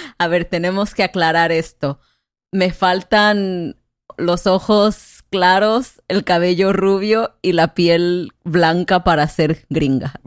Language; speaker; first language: Spanish; native; Spanish